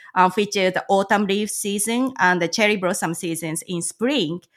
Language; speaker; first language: English; non-native, fluent; Japanese